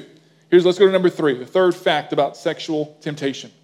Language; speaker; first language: English; native; English